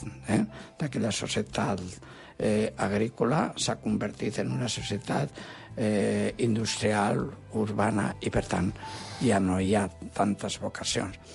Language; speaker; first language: Catalan; non-native, local second language; Spanish